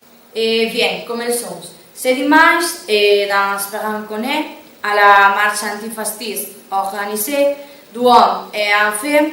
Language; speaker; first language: French; non-native, learner; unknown